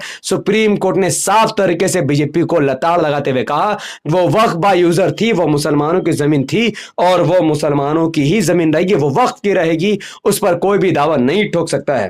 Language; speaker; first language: Hindi; native; Hindi